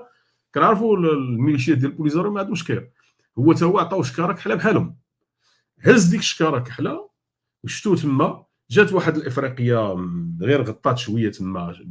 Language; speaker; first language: Arabic; native; Arabic